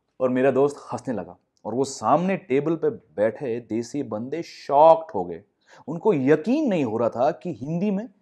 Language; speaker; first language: Hindi; non-native, local second language; English